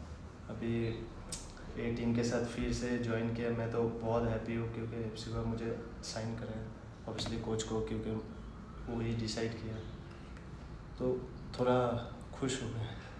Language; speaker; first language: Hindi; non-native, local second language; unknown